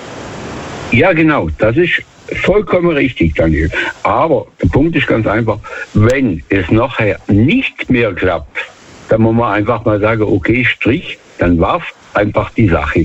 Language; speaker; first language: German; native; German